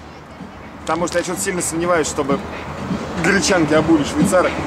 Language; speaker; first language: Russian; native; Russian